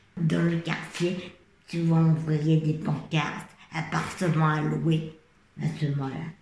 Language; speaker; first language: French; native; French